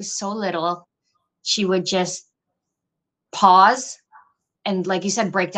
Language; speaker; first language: English; non-native, local second language; Filipino